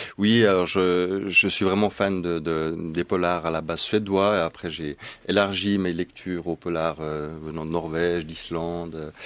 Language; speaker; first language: French; early bilingual, other home language; Swedish